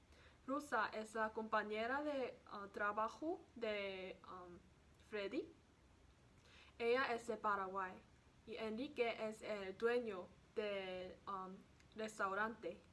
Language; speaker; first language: Spanish; non-native, learner; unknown